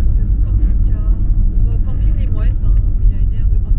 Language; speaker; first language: French; native; French